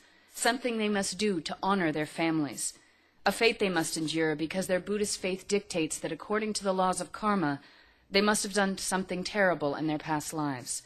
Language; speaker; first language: English; non-native, fluent; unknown